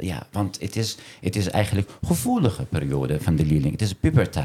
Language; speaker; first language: Dutch; non-native, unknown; Arabic